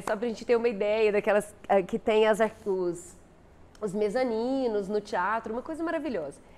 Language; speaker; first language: Portuguese; native; Portuguese